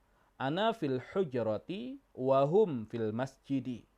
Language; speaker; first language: Arabic; non-native, fluent; Indonesian